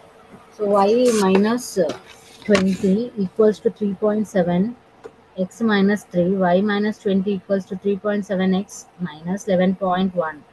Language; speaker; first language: English; non-native, local second language; Telugu